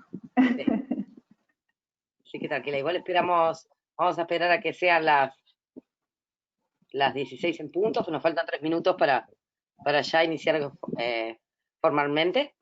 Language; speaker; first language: Spanish; native; Spanish